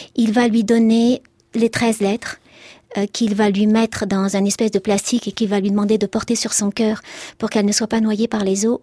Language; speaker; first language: French; early bilingual, other home language; Arabic